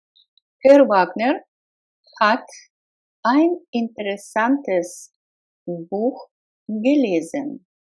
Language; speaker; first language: German; non-native, fluent; Russian